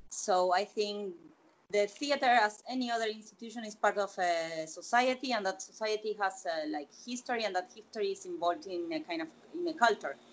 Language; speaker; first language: English; non-native, fluent; Spanish